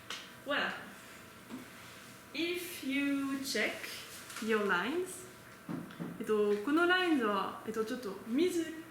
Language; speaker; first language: Japanese; non-native, learner; French